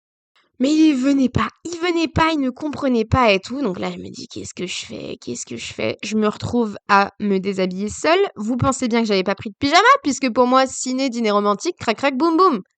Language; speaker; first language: French; native; French